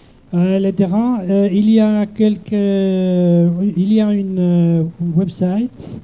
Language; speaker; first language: French; non-native, learner; Spanish